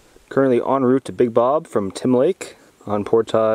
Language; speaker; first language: English; native; English